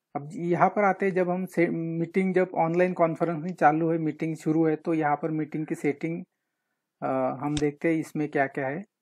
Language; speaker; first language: Hindi; non-native, local second language; Marathi